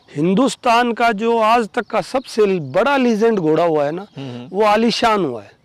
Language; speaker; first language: Hindi; native; Hindi